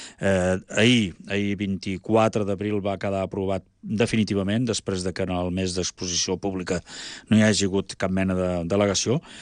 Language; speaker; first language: Catalan; native; Catalan